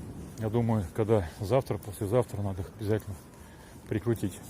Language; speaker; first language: Russian; native; Russian